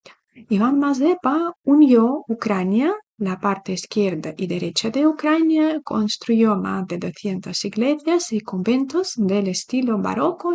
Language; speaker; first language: Spanish; non-native, fluent; Ukrainian